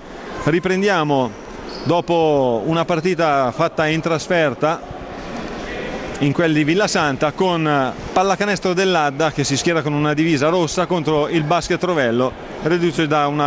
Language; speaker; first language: Italian; native; Italian